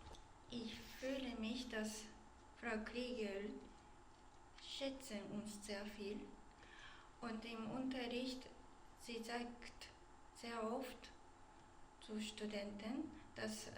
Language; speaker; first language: German; non-native, learner; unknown